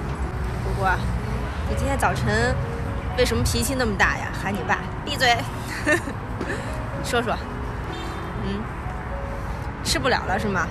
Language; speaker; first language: Chinese; native; Chinese